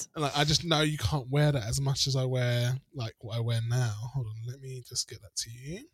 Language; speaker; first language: English; native; English